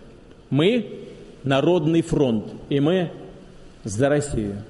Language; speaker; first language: Russian; native; Russian